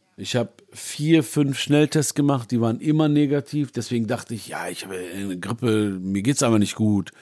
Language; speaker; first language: German; native; German